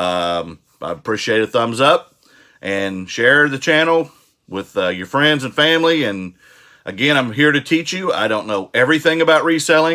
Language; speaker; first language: English; native; English